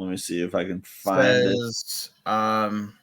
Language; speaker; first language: English; native; English